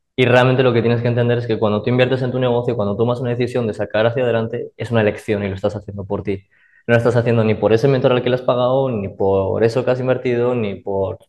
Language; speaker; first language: Spanish; early bilingual, other home language; Arabic